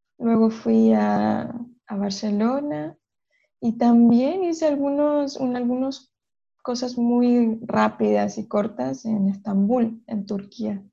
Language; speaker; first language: Spanish; native; Spanish